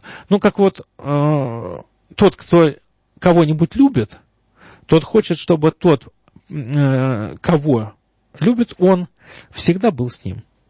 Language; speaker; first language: Russian; native; Russian